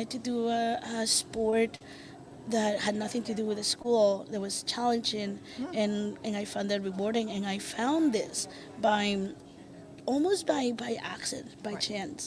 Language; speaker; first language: English; non-native, fluent; Spanish